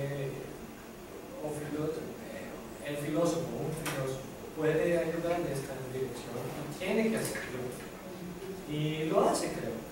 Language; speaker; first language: Spanish; non-native, fluent; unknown